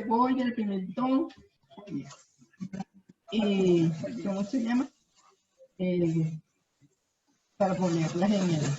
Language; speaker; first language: Spanish; native; Spanish